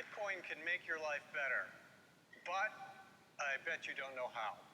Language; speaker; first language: English; native; English